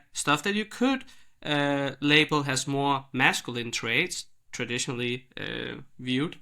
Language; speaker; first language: English; non-native, fluent; Danish